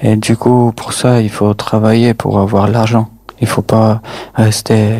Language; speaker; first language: French; non-native, fluent; Albanian